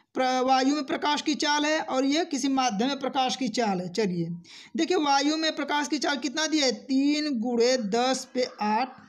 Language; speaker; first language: Hindi; native; Hindi